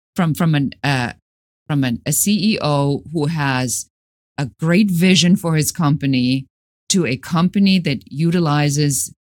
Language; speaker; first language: English; non-native, fluent; German